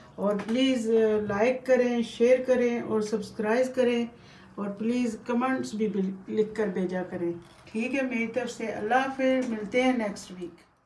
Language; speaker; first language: Hindi; native; Hindi